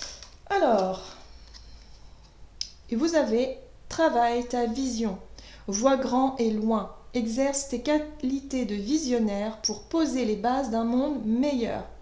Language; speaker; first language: French; native; French